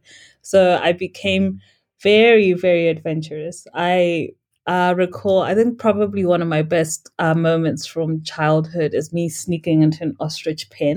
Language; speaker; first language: English; non-native, local second language; Shona